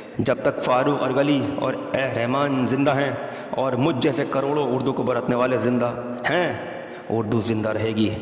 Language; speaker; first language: Urdu; native; Urdu